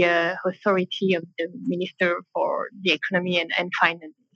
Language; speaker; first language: English; non-native, fluent; French